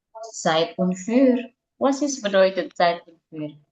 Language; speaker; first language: German; non-native, learner; Indonesian